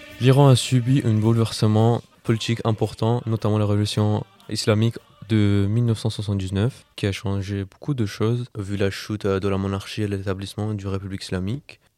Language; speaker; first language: French; non-native, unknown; Persian